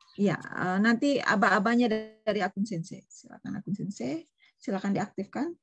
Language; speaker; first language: Indonesian; native; Indonesian